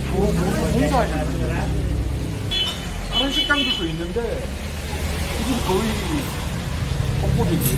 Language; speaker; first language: Korean; native; Korean